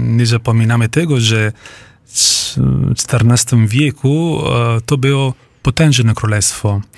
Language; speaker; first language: Polish; non-native, fluent; Italian